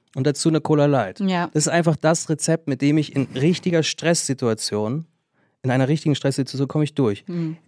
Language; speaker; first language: German; native; German